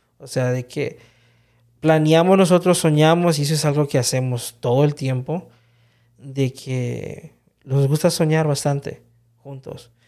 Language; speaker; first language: Spanish; early bilingual, heritage; Spanish